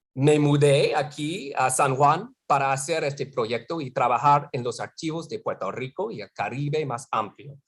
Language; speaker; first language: Spanish; non-native, fluent; English